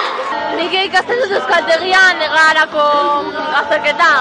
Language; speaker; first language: Basque; non-native, local second language; Spanish